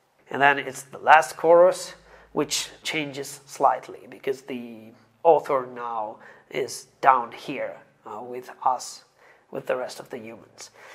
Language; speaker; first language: English; non-native, fluent; Italian